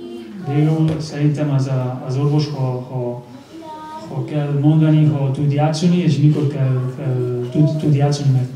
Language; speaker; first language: Hungarian; non-native, learner; Spanish